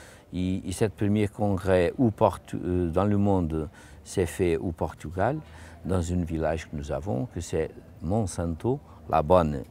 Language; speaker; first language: French; non-native, fluent; Portuguese